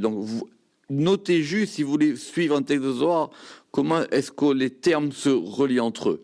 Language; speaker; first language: French; native; French